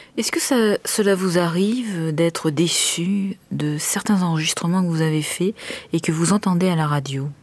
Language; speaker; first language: French; native; French